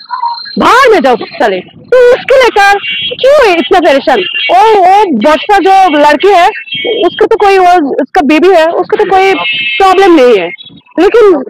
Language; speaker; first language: Hindi; non-native, learner; Bangla